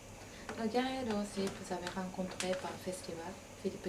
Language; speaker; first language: French; non-native, fluent; Japanese